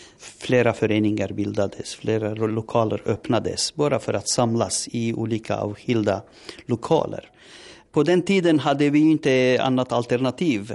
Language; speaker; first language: Swedish; non-native, fluent; Turoyo